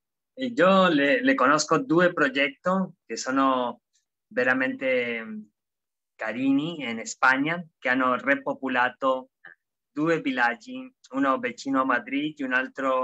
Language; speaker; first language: Italian; non-native, fluent; Spanish